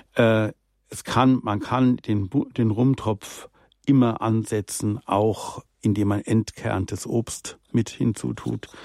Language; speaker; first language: German; native; German